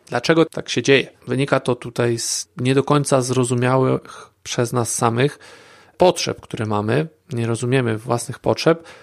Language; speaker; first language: Polish; native; Polish